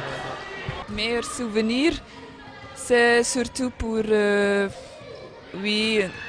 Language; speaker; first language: French; non-native, learner; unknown